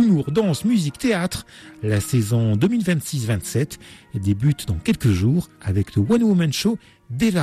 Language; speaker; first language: French; native; French